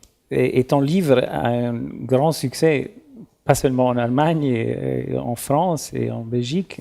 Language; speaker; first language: French; non-native, learner; German